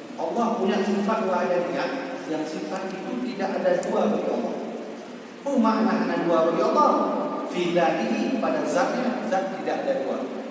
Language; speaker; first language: Malay; non-native, local second language; Achinese